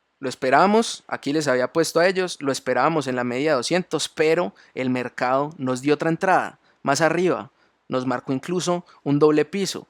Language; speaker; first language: Spanish; native; Spanish